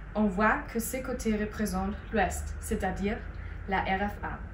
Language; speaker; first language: French; non-native, fluent; German